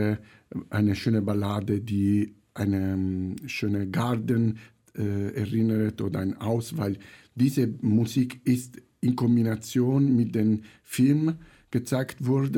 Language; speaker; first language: German; non-native, fluent; Italian